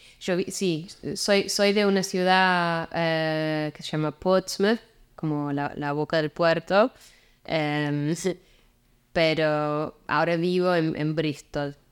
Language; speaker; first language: Spanish; non-native, fluent; English